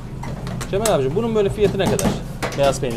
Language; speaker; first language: Turkish; native; Turkish